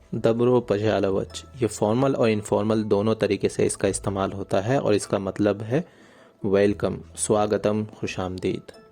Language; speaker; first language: Hindi; native; Hindi